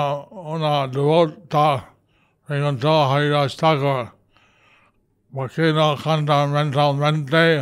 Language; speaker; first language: Spanish; non-native, learner; English